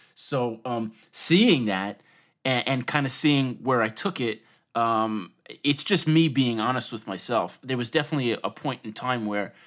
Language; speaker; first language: English; native; English